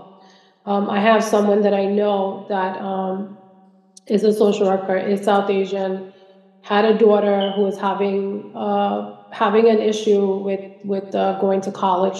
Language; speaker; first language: English; non-native, local second language; Malayalam